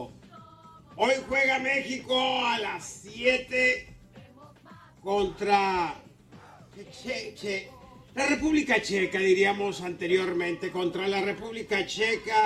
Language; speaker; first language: Spanish; native; Spanish